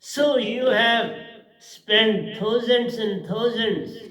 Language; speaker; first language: English; non-native, local second language; Hindi